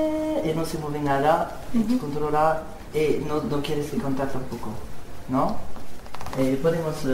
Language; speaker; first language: Spanish; non-native, learner; French